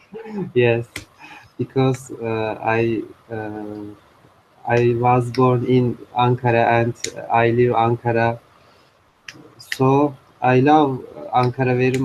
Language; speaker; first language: English; non-native, learner; Turkish